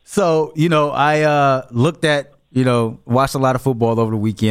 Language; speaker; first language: English; native; English